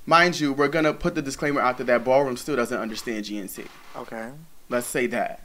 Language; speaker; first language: English; native; English